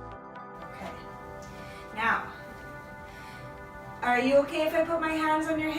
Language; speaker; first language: English; native; English